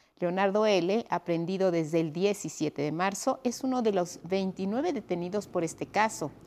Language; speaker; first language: Spanish; native; Spanish